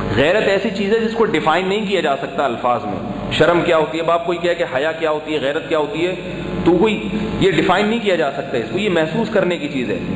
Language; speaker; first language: Urdu; native; Urdu